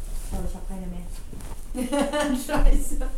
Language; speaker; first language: German; non-native, learner; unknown